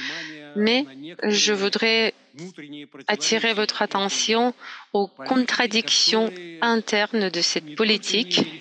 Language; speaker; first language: French; non-native, fluent; Russian